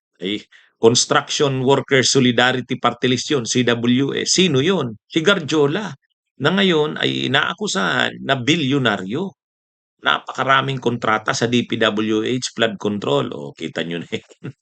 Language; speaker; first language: Filipino; non-native, local second language; Bikol